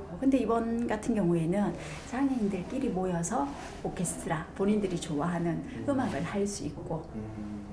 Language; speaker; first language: Korean; native; Korean